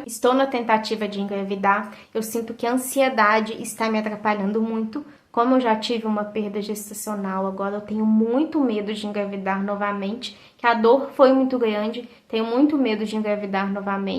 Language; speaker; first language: Portuguese; native; Portuguese